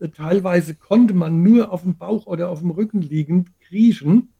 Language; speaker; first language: German; native; German